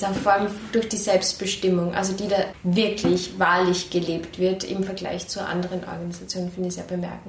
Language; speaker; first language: German; native; German